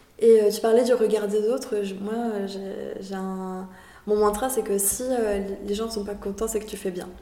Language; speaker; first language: French; early bilingual, other home language; Spanish